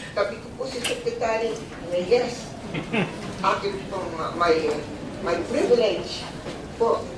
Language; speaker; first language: Filipino; native; Filipino